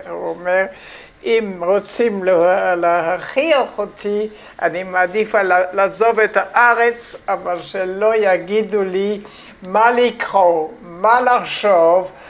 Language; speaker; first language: Hebrew; non-native, fluent; French